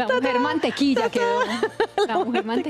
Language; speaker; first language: Spanish; native; Spanish